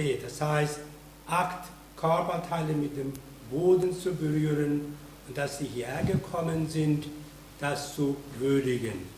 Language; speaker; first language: German; non-native, fluent; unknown